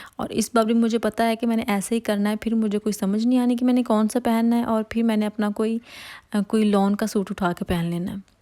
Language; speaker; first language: Hindi; non-native, local second language; Punjabi